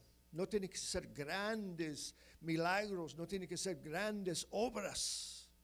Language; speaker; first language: Spanish; non-native, fluent; English